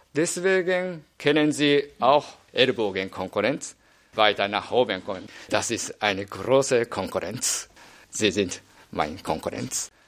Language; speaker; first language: German; non-native, fluent; Japanese